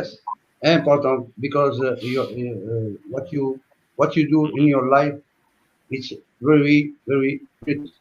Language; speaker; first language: English; non-native, learner; French